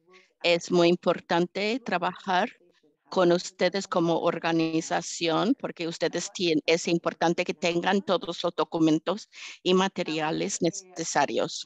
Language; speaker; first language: Spanish; early bilingual, heritage; English